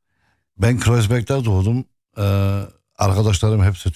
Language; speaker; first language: Turkish; early bilingual, other home language; Arabic